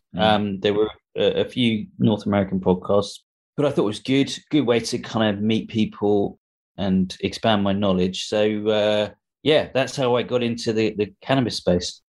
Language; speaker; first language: English; early bilingual, other home language; Hindi